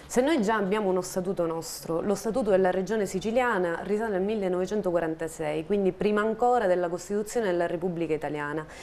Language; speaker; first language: Italian; native; Italian